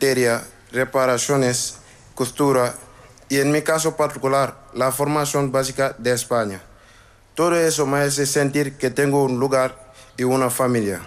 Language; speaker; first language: Spanish; non-native, fluent; Wolof